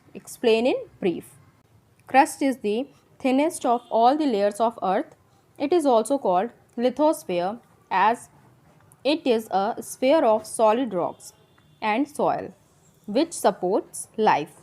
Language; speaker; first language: English; non-native, local second language; Hindi